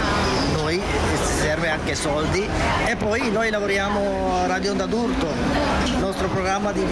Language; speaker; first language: Italian; non-native, learner; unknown